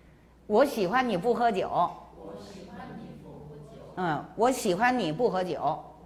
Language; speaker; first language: Chinese; non-native, fluent; Korean